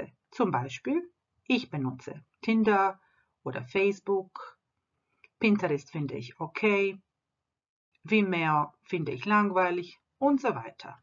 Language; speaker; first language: German; non-native, fluent; Croatian